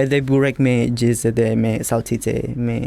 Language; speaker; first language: Albanian; non-native, learner; Indonesian